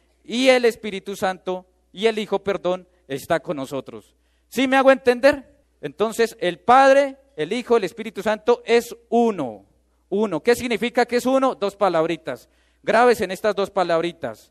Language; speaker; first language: Spanish; native; Spanish